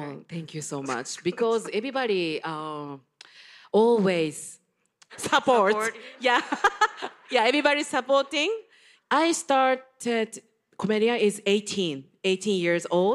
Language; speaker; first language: English; non-native, learner; Japanese